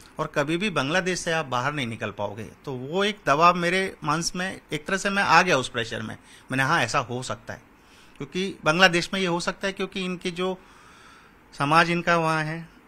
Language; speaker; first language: Hindi; native; Hindi